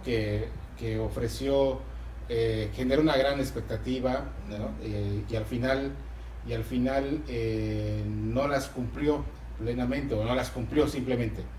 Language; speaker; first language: Spanish; native; Spanish